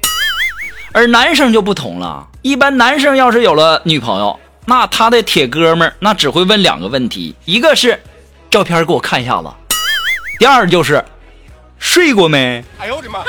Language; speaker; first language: Chinese; native; Chinese